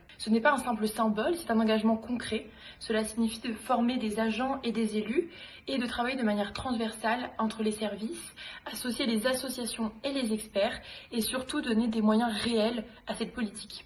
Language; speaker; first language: French; native; French